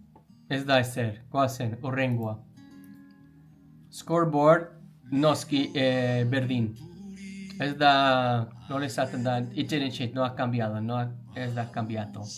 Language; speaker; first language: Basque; non-native, learner; English